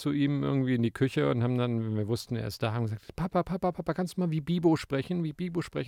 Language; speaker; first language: German; native; German